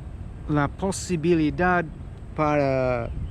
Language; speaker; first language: Spanish; non-native, learner; English